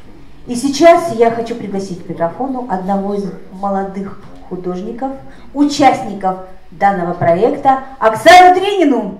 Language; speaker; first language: Russian; native; Russian